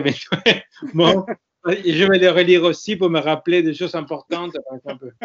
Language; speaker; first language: French; non-native, fluent; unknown